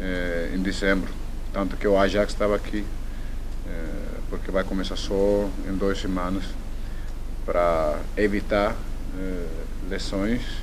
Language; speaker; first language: Portuguese; non-native, fluent; Dutch